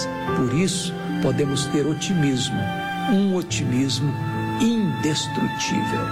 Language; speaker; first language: Portuguese; native; Portuguese